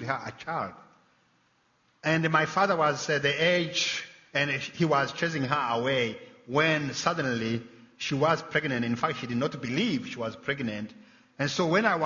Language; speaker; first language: English; non-native, local second language; Kinyarwanda